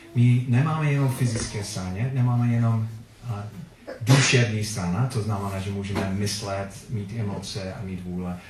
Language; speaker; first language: Czech; non-native, fluent; Filipino